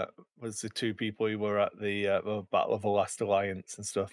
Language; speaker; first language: English; native; English